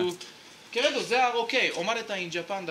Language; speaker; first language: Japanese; non-native, learner; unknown